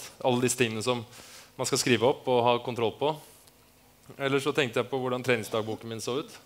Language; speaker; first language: Norwegian; native; Norwegian